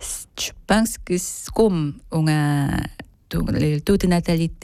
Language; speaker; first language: French; non-native, fluent; Korean